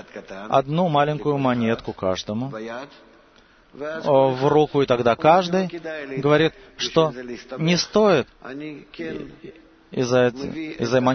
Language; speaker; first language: Russian; native; Russian